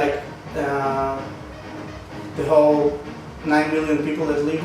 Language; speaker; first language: English; non-native, fluent; Hebrew